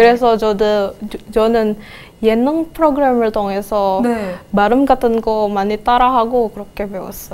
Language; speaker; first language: Korean; non-native, fluent; Indonesian